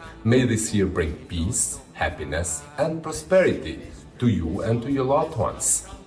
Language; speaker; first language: English; non-native, fluent; Albanian